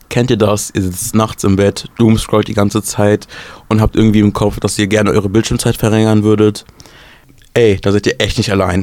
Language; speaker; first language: German; native; German